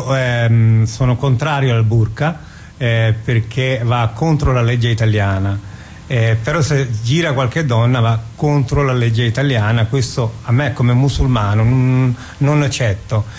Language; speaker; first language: Italian; non-native, fluent; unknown